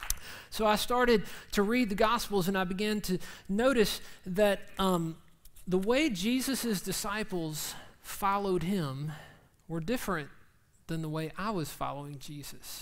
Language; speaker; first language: English; native; English